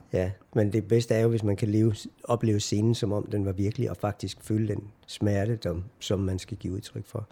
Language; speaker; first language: Danish; native; Danish